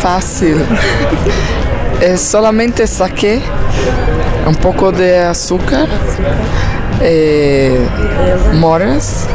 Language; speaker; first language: Spanish; non-native, learner; Portuguese